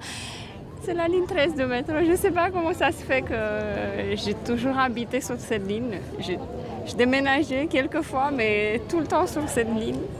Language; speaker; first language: French; non-native, fluent; Romanian